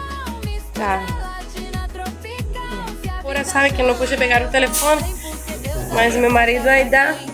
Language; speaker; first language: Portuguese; non-native, learner; Spanish